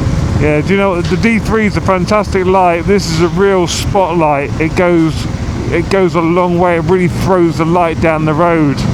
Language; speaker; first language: English; native; English